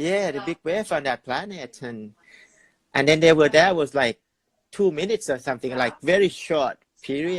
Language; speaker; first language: English; non-native, fluent; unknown